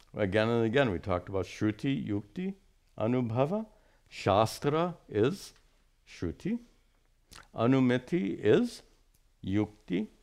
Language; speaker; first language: English; native; English